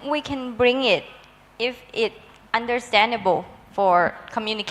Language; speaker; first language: English; non-native, learner; Thai